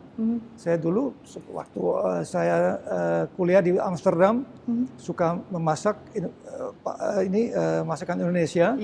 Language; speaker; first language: Indonesian; early bilingual, heritage; Dutch